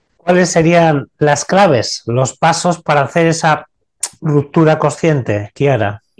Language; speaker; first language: Spanish; native; Spanish